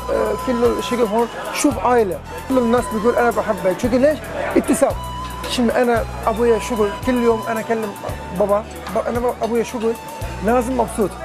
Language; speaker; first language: Arabic; non-native, learner; Turkish